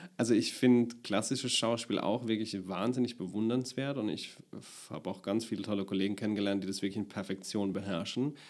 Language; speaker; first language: German; native; German